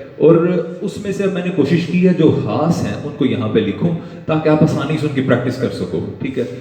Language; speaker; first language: Urdu; non-native, local second language; Punjabi